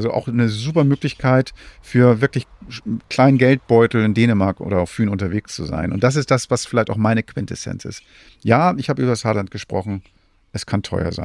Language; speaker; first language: German; native; German